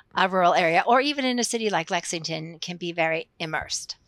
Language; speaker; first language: English; native; English